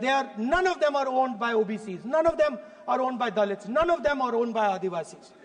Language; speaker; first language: English; non-native, local second language; Hindi